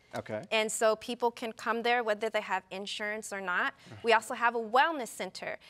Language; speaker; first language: English; native; English